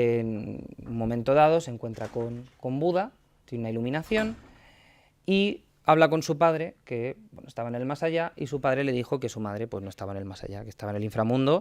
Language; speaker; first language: Spanish; native; Spanish